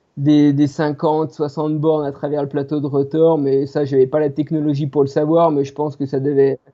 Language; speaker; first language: French; native; French